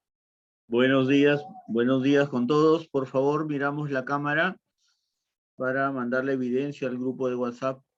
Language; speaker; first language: Spanish; native; Spanish